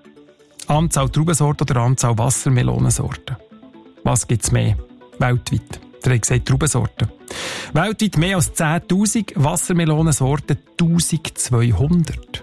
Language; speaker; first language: German; native; German